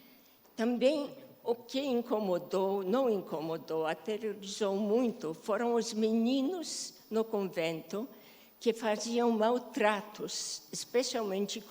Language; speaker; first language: Portuguese; non-native, fluent; Polish